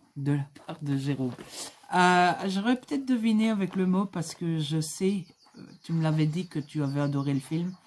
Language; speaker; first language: French; native; French